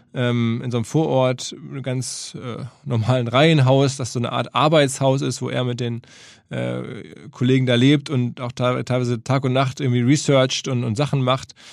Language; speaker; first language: German; native; German